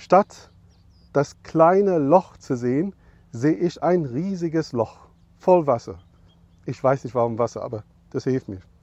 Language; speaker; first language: German; non-native, fluent; English